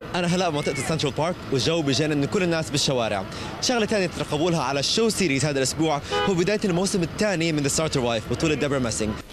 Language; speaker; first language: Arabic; non-native, local second language; Korean